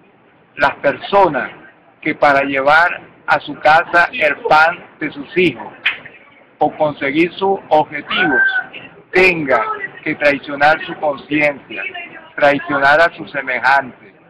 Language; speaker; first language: Spanish; native; Spanish